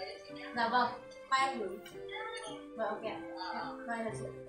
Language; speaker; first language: Chinese; non-native, fluent; Vietnamese